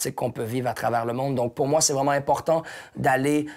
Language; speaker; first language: French; native; French